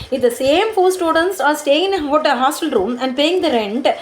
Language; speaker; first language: English; non-native, local second language; Tamil